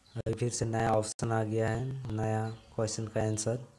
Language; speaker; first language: Hindi; non-native, local second language; Bangla